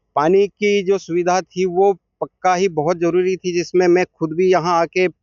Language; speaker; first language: Hindi; native; Hindi